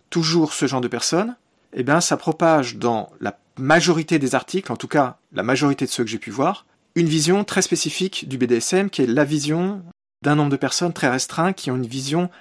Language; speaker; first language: French; native; French